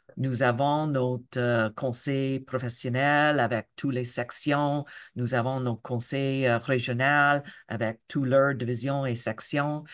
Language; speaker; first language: French; non-native, local second language; English